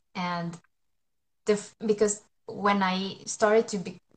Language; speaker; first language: English; non-native, fluent; Spanish